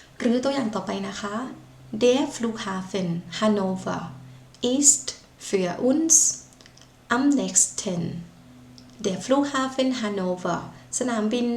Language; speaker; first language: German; non-native, learner; Thai